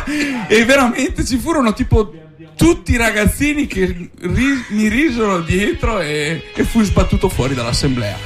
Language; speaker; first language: Italian; native; Italian